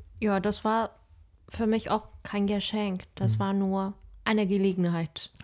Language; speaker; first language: German; non-native, fluent; Chinese